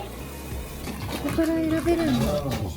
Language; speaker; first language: Japanese; native; Japanese